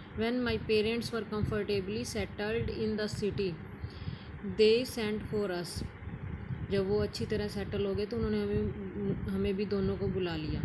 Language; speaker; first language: Hindi; native; Hindi